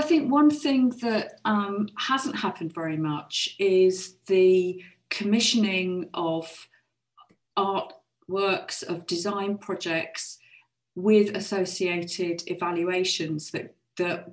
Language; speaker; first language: English; native; English